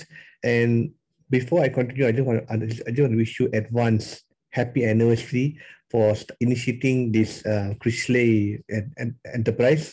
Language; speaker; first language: English; non-native, local second language; Tamil